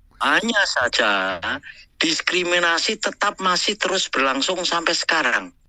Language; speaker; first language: Indonesian; native; Indonesian